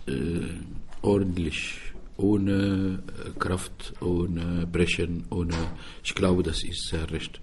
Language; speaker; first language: German; non-native, fluent; Arabic